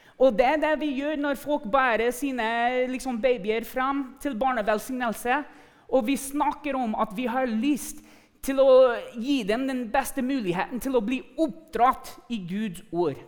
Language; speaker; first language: Norwegian; non-native, fluent; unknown